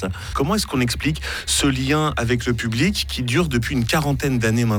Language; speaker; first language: French; native; French